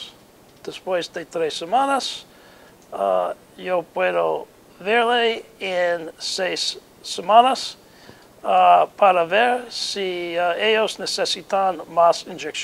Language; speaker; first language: Spanish; non-native, learner; English